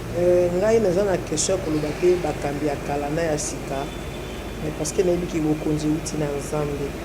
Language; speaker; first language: Lingala; native; Lingala